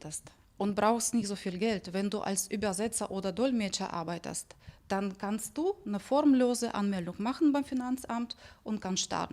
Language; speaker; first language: German; non-native, fluent; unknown